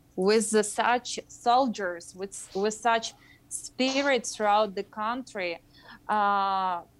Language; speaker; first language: English; non-native, fluent; Ukrainian